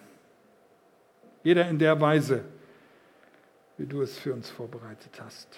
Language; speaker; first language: German; native; German